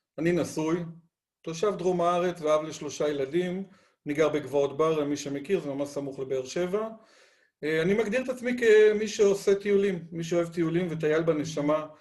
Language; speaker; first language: Hebrew; non-native, fluent; Spanish